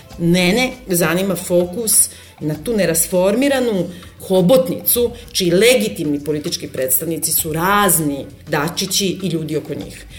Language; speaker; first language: Serbian; native; Serbian